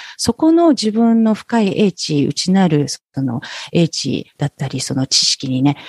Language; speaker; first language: Japanese; native; Japanese